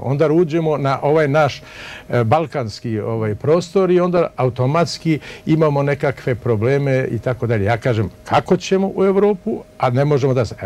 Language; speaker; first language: Serbian; non-native, local second language; Albanian